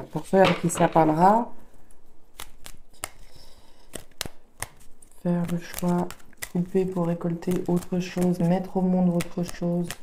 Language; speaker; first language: French; native; French